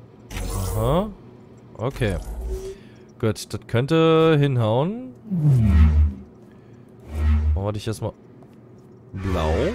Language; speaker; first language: German; native; German